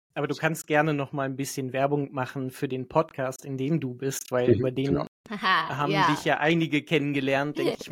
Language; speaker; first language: German; native; German